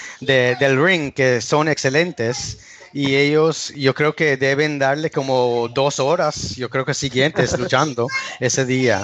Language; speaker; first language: Spanish; early bilingual, heritage; English